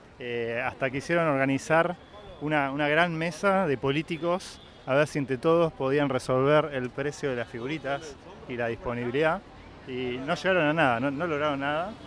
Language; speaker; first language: Spanish; native; Spanish